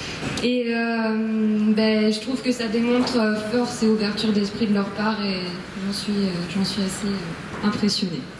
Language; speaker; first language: French; native; French